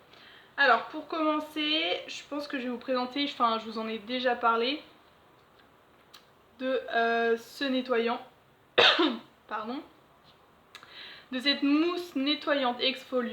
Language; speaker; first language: French; native; French